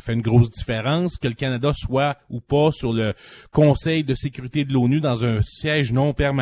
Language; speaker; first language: French; native; French